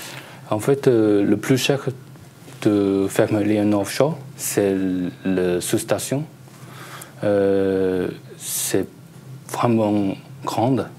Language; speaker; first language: French; non-native, learner; Chinese